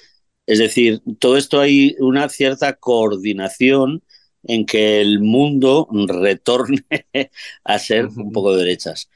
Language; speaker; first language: Spanish; native; Spanish